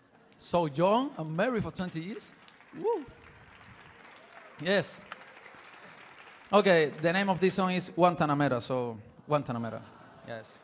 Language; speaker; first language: English; non-native, learner; Spanish